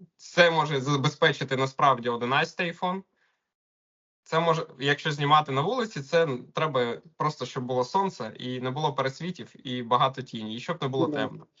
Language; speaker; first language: Ukrainian; non-native, local second language; Russian